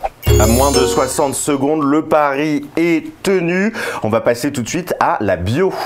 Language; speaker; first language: French; native; French